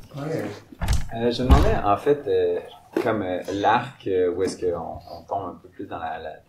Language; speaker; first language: French; native; French